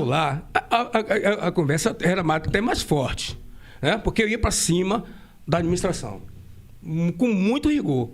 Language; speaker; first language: Portuguese; native; Portuguese